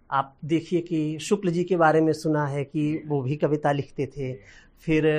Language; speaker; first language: Hindi; native; Hindi